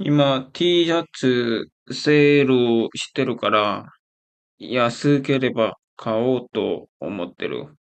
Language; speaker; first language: Japanese; non-native, learner; Korean